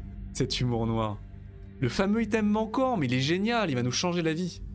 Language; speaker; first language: French; native; French